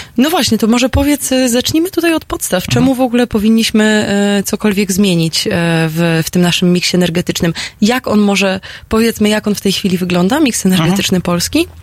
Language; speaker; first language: Polish; native; Polish